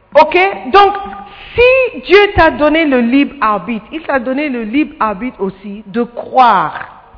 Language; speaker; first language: French; non-native, fluent; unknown